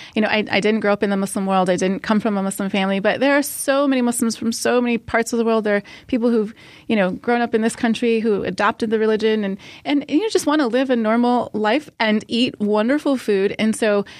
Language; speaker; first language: English; native; English